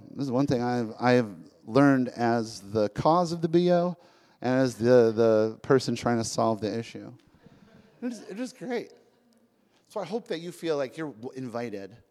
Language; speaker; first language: English; early bilingual, other home language; Spanish